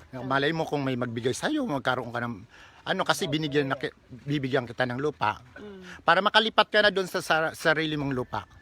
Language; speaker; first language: Filipino; non-native, local second language; Bikol